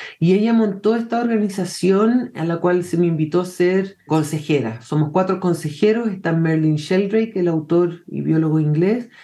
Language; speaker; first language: Spanish; early bilingual, heritage; Spanish